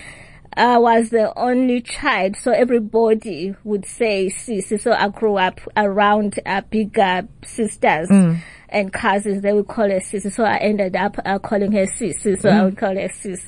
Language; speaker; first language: English; non-native, local second language; Xhosa